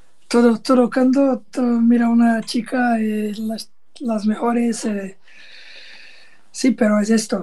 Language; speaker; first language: Spanish; non-native, learner; Portuguese